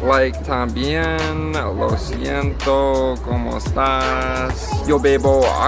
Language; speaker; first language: Spanish; non-native, learner; English